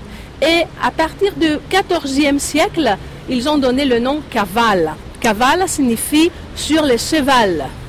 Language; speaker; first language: French; non-native, fluent; Greek